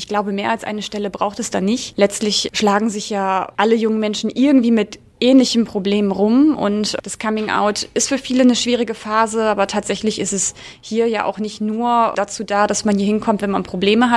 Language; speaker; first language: German; native; German